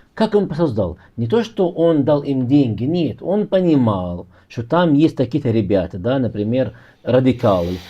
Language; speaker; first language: Russian; non-native, fluent; Arabic